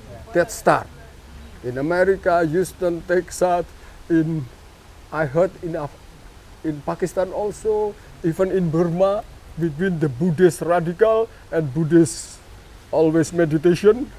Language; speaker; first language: English; non-native, learner; Indonesian